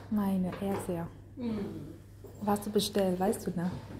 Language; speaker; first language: German; non-native, learner; Thai